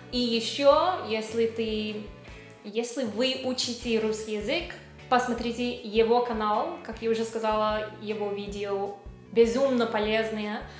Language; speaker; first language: Russian; non-native, learner; English